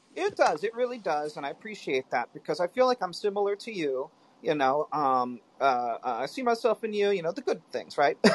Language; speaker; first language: English; early bilingual, other home language; Filipino